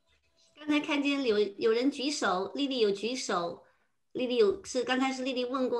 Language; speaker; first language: Chinese; native; Chinese